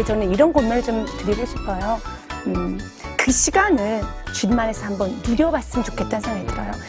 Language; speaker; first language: Korean; native; Korean